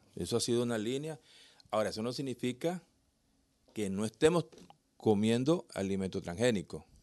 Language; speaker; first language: Spanish; native; Spanish